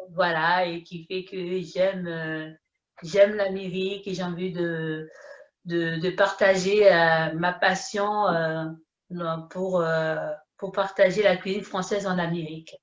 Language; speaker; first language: French; early bilingual, other home language; Haitian Creole